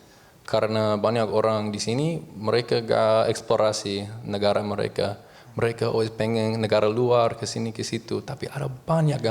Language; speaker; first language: Indonesian; non-native, learner; English